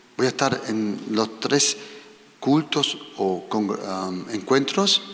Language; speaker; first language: Spanish; non-native, fluent; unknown